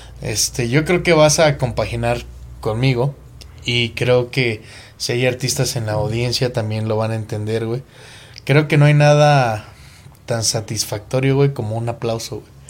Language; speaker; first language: Spanish; native; Spanish